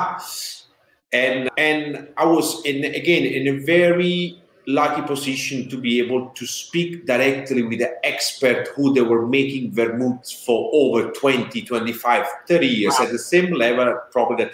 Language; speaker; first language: English; non-native, fluent; Italian